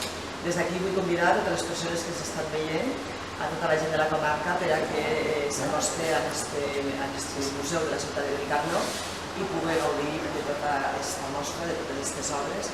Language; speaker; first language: Catalan; native; Catalan